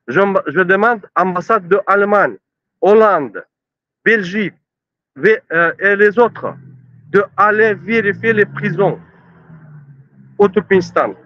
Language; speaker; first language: French; non-native, learner; Turkmen